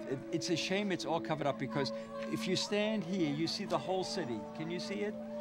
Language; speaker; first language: English; early bilingual, other home language; German